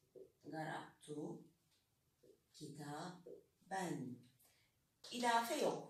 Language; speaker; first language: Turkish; non-native, fluent; Arabic